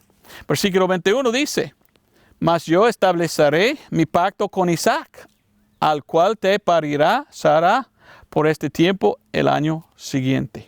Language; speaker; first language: Spanish; non-native, learner; English